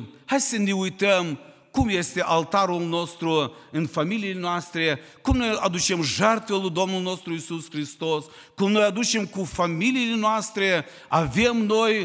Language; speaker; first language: Romanian; non-native, local second language; Ukrainian